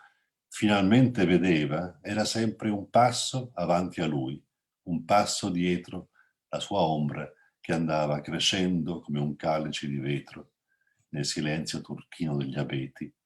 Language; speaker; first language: Italian; native; Italian